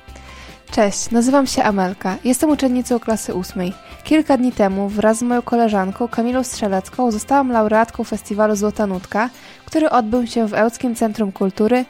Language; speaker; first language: Polish; native; Polish